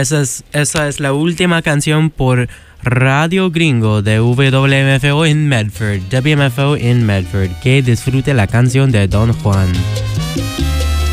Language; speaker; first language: Spanish; non-native, learner; English